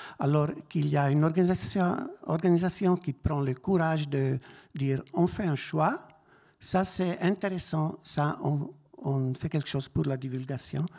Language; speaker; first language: French; non-native, local second language; German